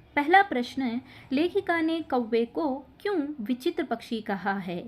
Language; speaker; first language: Hindi; non-native, local second language; Kannada